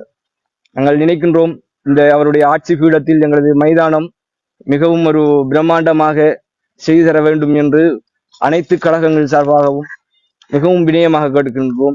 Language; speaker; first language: Tamil; native; Tamil